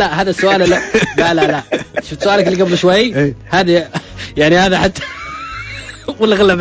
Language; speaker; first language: Arabic; native; Arabic